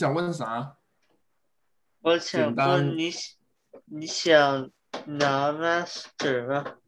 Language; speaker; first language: Chinese; early bilingual, heritage; Chinese